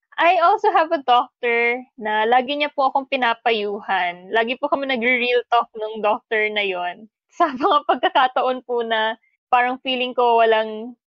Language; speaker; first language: English; non-native, local second language; Filipino